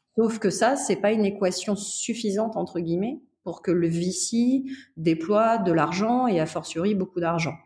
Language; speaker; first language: French; native; French